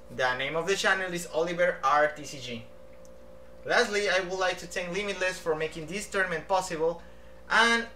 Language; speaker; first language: English; non-native, fluent; Spanish